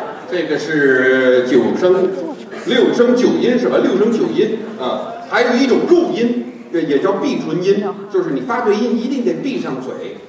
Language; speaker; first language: Chinese; non-native, fluent; English